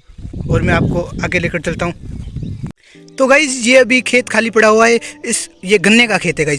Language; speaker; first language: Hindi; non-native, local second language; Rajasthani